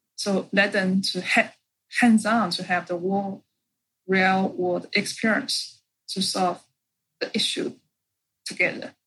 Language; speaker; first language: English; non-native, fluent; Chinese